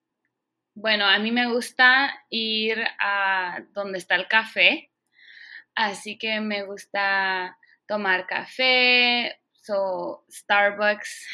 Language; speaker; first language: Spanish; early bilingual, heritage; Spanish